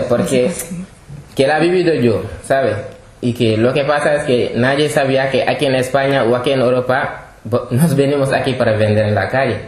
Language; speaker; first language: Spanish; non-native, fluent; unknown